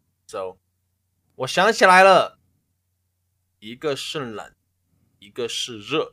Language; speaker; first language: Chinese; non-native, learner; English